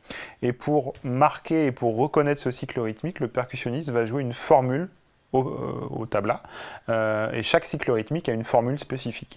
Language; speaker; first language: French; native; French